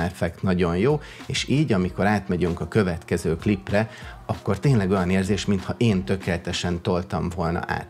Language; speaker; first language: Hungarian; native; Hungarian